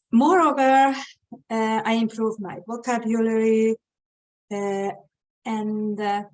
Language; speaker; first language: English; non-native, fluent; Hungarian